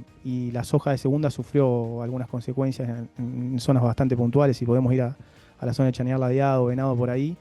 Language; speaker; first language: Spanish; native; Spanish